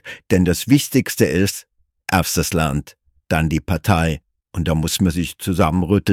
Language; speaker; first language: German; native; German